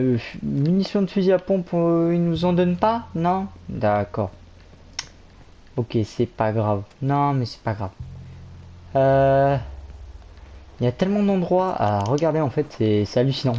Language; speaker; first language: French; native; French